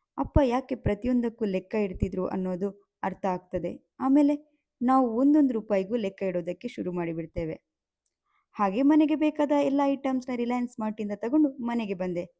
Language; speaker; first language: Kannada; non-native, local second language; Tulu